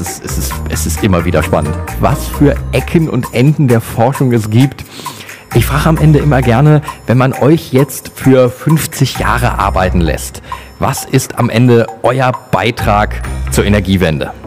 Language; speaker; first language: German; native; German